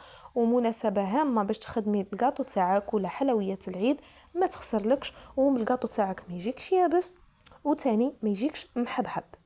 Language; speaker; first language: Arabic; native; Arabic